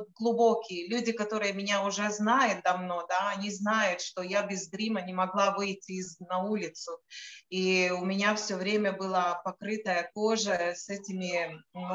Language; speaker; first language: Russian; non-native, local second language; Latvian